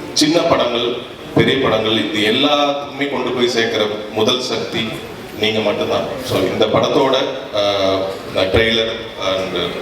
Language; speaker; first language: Tamil; native; Tamil